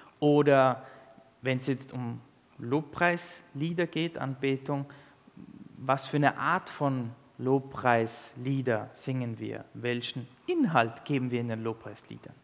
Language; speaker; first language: German; early bilingual, other home language; Italian